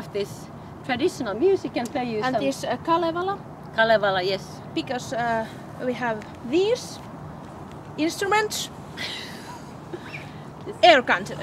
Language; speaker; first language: English; non-native, fluent; Finnish